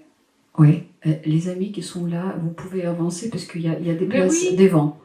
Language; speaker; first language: French; non-native, fluent; Ukrainian